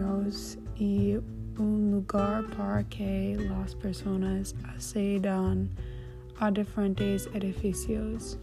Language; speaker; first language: Spanish; non-native, learner; English